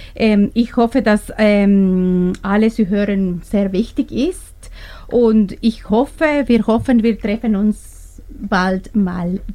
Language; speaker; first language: German; non-native, learner; Turkish